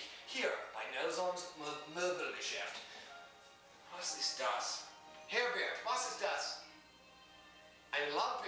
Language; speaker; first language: German; non-native, learner; English